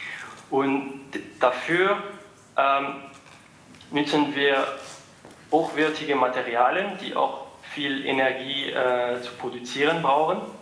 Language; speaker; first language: German; non-native, fluent; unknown